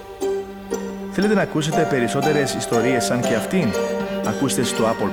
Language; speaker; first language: Greek; native; Greek